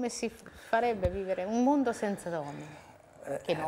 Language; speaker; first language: Italian; native; Italian